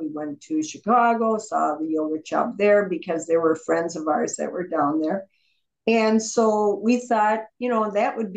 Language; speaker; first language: English; native; English